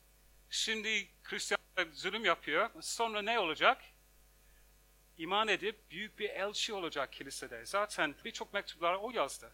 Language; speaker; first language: Turkish; non-native, fluent; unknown